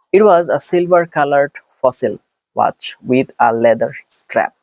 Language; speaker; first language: English; non-native, local second language; Bangla